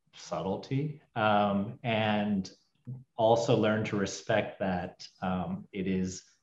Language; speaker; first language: English; native; English